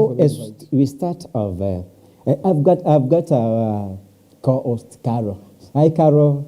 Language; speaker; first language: English; non-native, local second language; Swahili